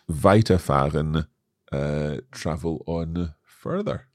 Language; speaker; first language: German; non-native, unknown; English